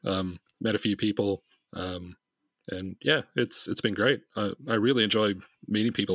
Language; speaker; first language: English; native; English